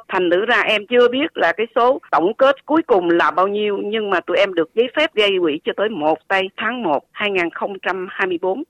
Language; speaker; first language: Vietnamese; native; Vietnamese